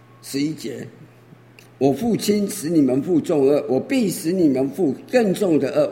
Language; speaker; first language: Chinese; native; Chinese